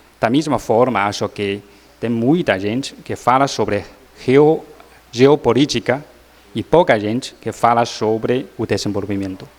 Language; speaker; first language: Portuguese; non-native, learner; Chinese